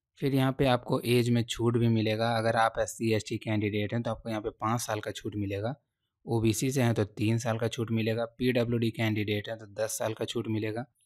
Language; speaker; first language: Hindi; native; Hindi